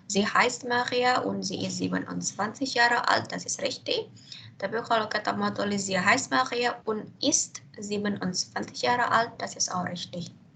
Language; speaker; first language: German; non-native, fluent; Indonesian